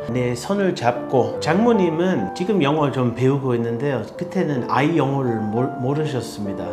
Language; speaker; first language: Korean; non-native, fluent; English